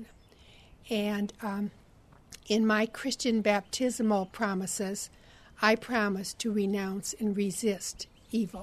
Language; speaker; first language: English; native; English